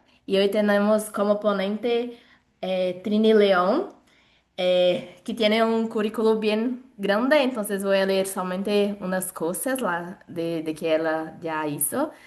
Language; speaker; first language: Spanish; non-native, learner; Portuguese